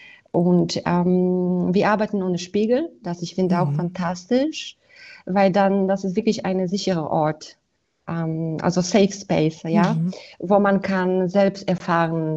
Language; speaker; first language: German; non-native, fluent; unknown